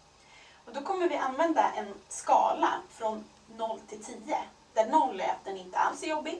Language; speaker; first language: Swedish; native; Swedish